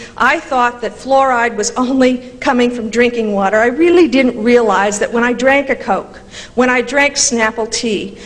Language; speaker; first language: English; native; English